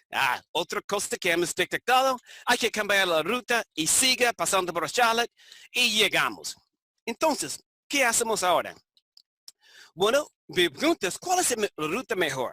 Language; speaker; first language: Spanish; non-native, fluent; English